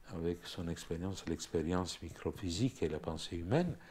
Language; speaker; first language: French; non-native, fluent; Romanian